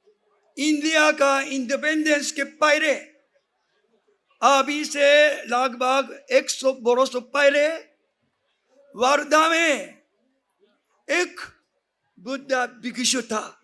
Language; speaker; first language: Hindi; non-native, fluent; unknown